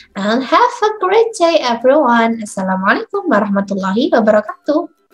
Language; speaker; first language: English; non-native, fluent; Indonesian